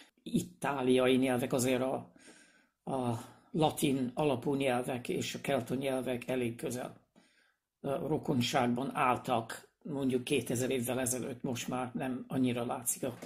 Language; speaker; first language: Hungarian; non-native, fluent; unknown